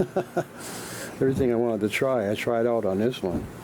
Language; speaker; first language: English; native; English